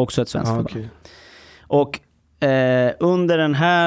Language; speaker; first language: Swedish; early bilingual, other home language; Persian